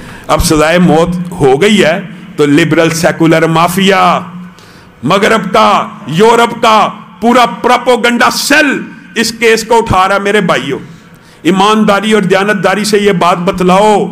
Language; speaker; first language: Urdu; non-native, local second language; Punjabi